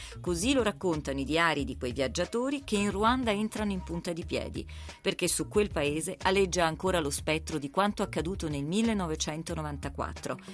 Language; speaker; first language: Italian; native; Italian